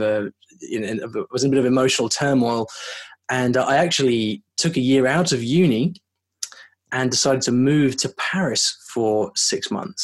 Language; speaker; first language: English; native; English